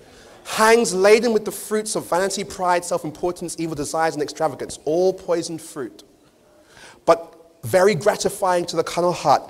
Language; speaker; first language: English; native; English